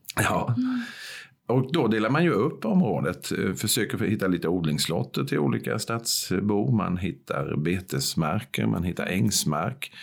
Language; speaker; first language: Swedish; native; Swedish